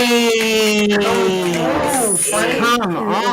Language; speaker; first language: English; native; English